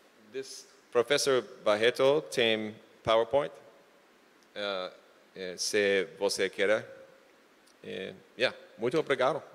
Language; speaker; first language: Portuguese; non-native, learner; English